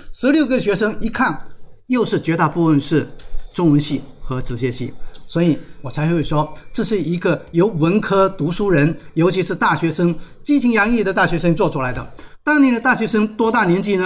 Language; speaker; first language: Chinese; native; Chinese